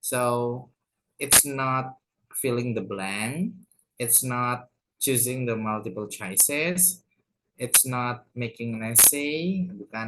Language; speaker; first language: English; non-native, fluent; Indonesian